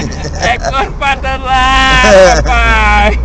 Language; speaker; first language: Portuguese; native; Portuguese